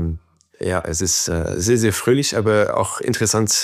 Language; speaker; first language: German; non-native, fluent; French